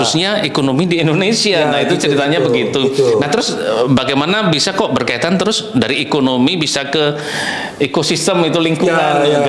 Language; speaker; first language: Indonesian; native; Indonesian